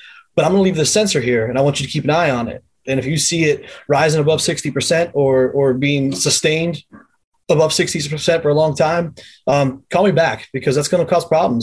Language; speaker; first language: English; native; English